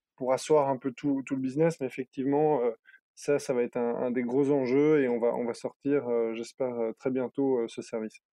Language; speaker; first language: French; native; French